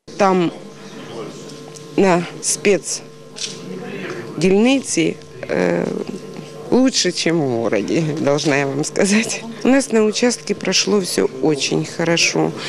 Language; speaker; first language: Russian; non-native, local second language; Ukrainian